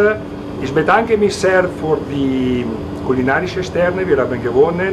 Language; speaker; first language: German; non-native, learner; Italian